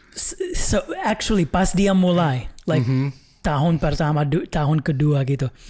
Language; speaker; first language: Indonesian; early bilingual, other home language; English